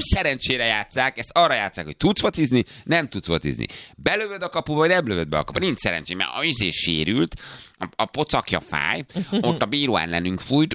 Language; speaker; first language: Hungarian; native; Hungarian